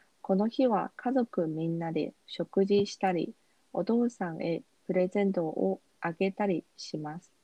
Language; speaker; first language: Japanese; non-native, fluent; Chinese